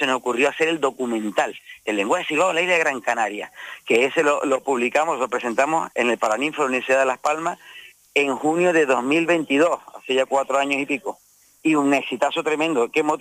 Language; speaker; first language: Spanish; native; Spanish